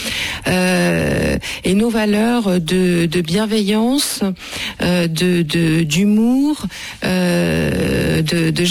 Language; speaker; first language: French; native; French